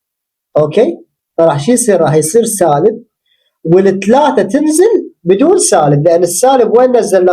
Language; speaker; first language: Arabic; native; Arabic